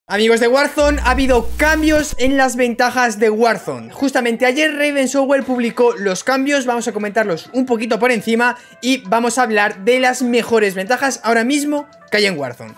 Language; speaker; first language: Spanish; native; Spanish